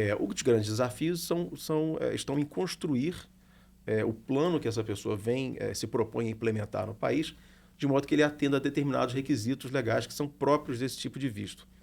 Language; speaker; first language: Portuguese; native; Portuguese